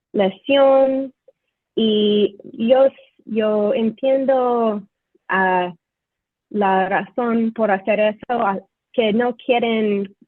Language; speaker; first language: Spanish; non-native, fluent; English